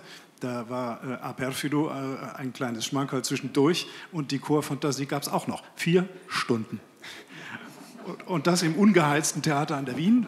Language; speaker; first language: German; native; German